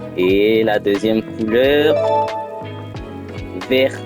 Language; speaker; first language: French; native; French